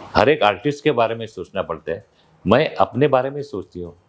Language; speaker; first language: Hindi; non-native, local second language; Marathi